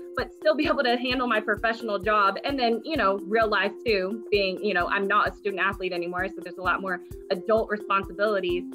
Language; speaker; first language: English; native; English